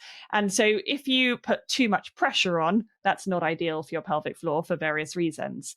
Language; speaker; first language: English; native; English